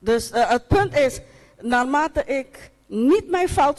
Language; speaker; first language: Dutch; non-native, local second language; Papiamento